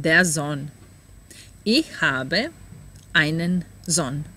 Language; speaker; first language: German; non-native, fluent; Serbian